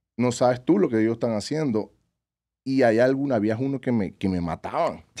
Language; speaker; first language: Spanish; native; Spanish